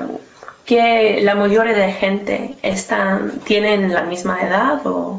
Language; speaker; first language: Spanish; non-native, learner; English